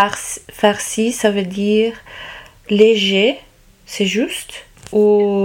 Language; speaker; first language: French; non-native, learner; Italian